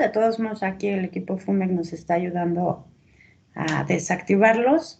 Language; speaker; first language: Spanish; native; Spanish